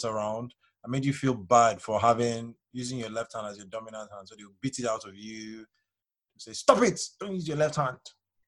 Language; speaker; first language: English; non-native, local second language; Yoruba